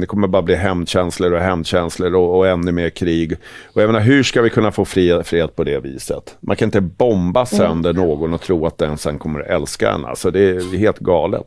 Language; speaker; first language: Swedish; native; Swedish